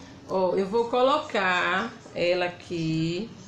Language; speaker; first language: Portuguese; native; Portuguese